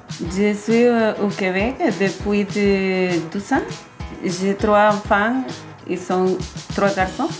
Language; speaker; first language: French; non-native, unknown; Spanish